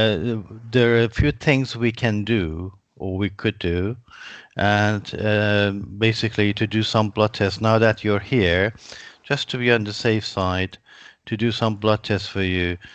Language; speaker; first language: English; non-native, fluent; Persian